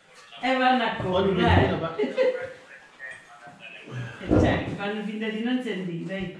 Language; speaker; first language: Italian; native; Italian